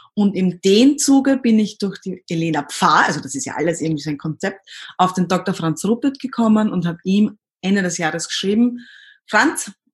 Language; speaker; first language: German; native; German